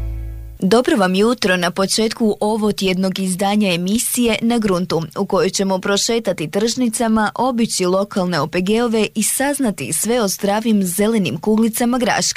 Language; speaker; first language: Serbian; native; Serbian